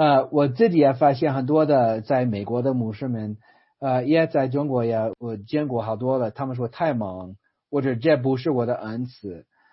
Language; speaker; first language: Chinese; non-native, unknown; English